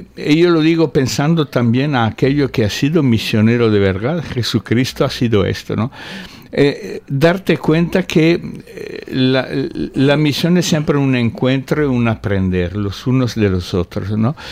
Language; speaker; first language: Spanish; non-native, fluent; Italian